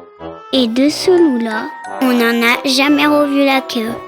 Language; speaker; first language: French; native; French